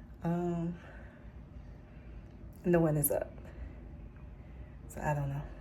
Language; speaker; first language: English; native; English